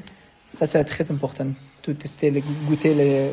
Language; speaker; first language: French; non-native, learner; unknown